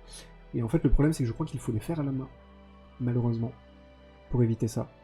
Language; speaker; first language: French; native; French